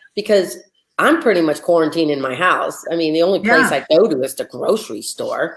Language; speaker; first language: English; native; English